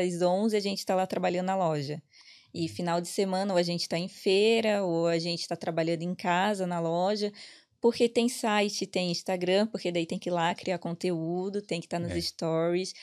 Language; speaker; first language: Portuguese; native; Portuguese